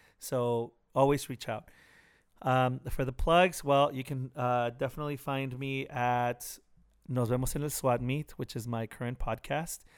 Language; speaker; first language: English; early bilingual, other home language; Spanish